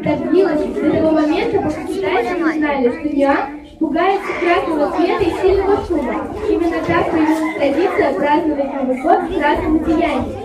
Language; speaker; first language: Russian; native; Russian